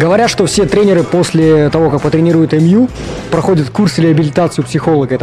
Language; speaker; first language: Russian; native; Russian